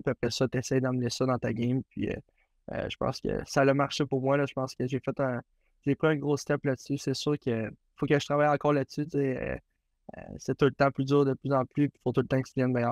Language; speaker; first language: French; native; French